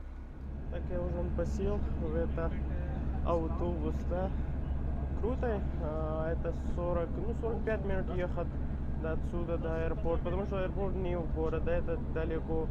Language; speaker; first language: Russian; non-native, learner; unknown